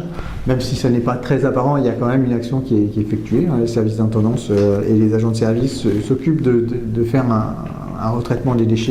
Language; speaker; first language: French; native; French